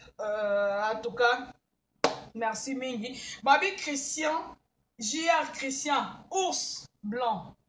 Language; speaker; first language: Lingala; native; Lingala